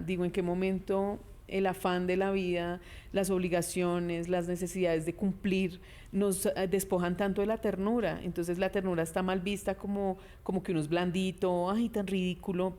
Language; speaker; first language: Spanish; native; Spanish